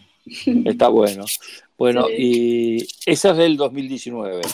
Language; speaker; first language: Spanish; native; Spanish